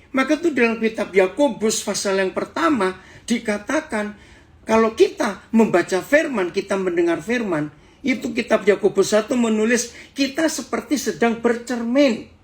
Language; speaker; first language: Indonesian; native; Indonesian